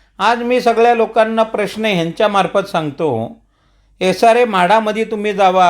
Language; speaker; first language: Marathi; non-native, local second language; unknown